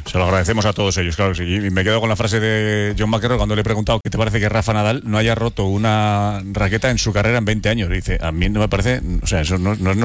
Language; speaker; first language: Spanish; native; Spanish